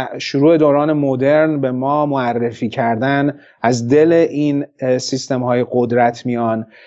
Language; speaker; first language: Persian; non-native, local second language; Central Kurdish